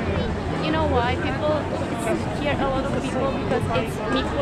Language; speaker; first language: English; non-native, learner; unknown